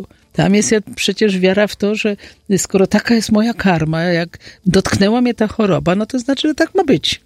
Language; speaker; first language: Polish; native; Polish